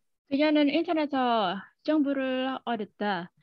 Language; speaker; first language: Korean; non-native, learner; Indonesian